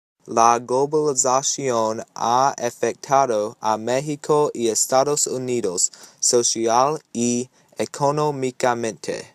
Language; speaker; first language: Spanish; non-native, learner; English